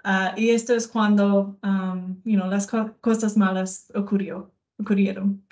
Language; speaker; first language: Spanish; non-native, learner; English